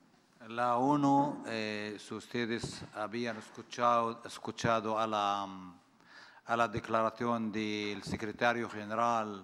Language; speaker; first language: Spanish; non-native, fluent; Arabic